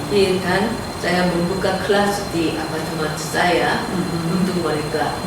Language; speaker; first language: Indonesian; non-native, learner; Korean